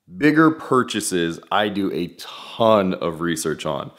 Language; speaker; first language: English; native; English